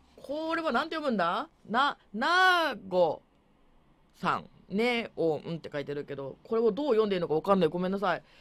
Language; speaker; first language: Japanese; native; Japanese